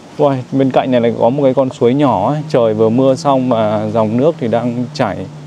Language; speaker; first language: Vietnamese; native; Vietnamese